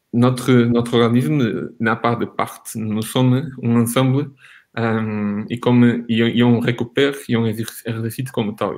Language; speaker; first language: French; non-native, fluent; Portuguese